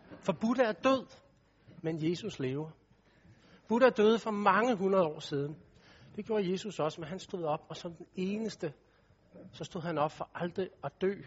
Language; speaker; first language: Danish; native; Danish